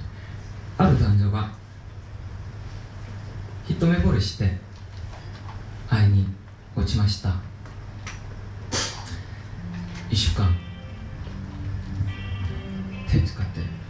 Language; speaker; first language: Japanese; non-native, learner; Korean